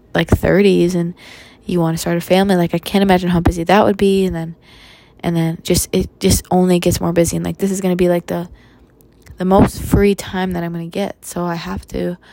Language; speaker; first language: English; native; English